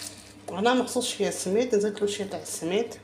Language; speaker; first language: Arabic; native; Arabic